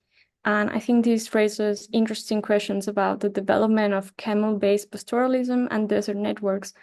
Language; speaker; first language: English; non-native, fluent; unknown